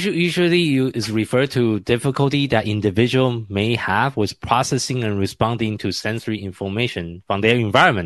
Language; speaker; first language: English; non-native, fluent; Chinese